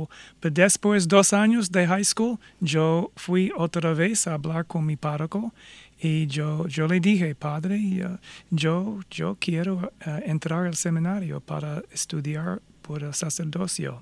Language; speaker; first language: Spanish; non-native, fluent; English